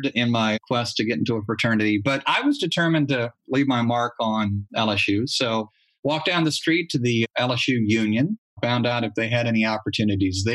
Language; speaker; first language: English; native; English